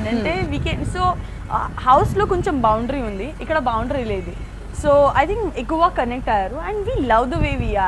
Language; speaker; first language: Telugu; non-native, local second language; Gujarati